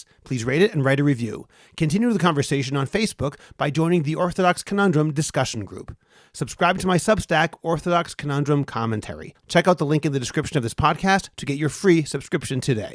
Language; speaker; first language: English; native; English